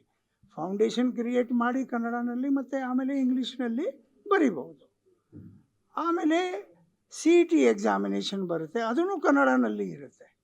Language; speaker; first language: Kannada; non-native, local second language; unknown